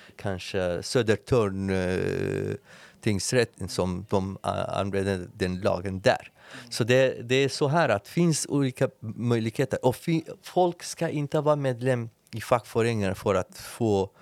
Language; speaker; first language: Swedish; non-native, learner; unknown